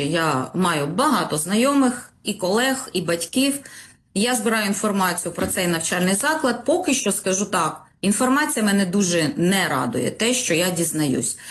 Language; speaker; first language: Ukrainian; non-native, local second language; Russian